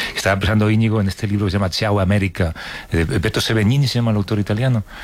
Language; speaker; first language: Spanish; native; Spanish